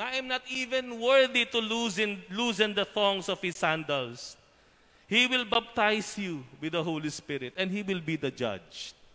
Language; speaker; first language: English; non-native, local second language; Filipino